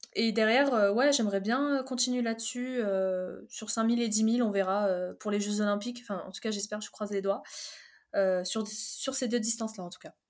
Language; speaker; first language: French; early bilingual, other home language; Arabic